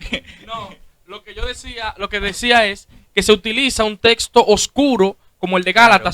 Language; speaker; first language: Spanish; native; Spanish